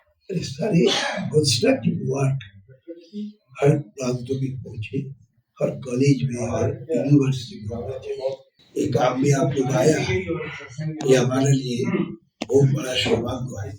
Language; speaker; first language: Hindi; non-native, local second language; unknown